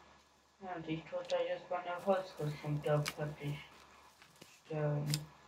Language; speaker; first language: German; native; German